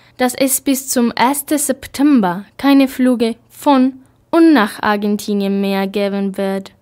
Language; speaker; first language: German; non-native, fluent; Spanish